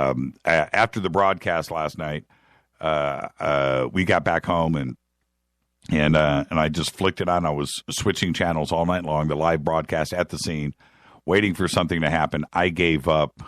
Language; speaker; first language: English; native; English